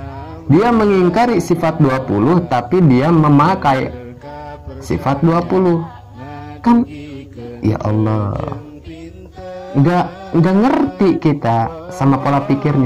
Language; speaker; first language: Indonesian; non-native, local second language; Sundanese